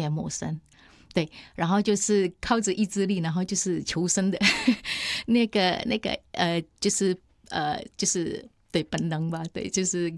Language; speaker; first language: Chinese; non-native, fluent; Hakka Chinese